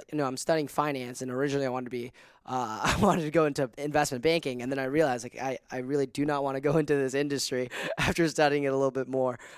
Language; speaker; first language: English; non-native, local second language; Cantonese